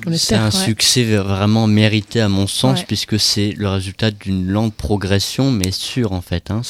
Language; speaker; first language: French; native; French